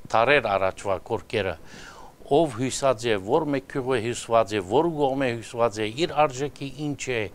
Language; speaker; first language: Armenian; early bilingual, heritage; Armenian